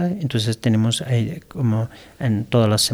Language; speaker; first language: Spanish; non-native, learner; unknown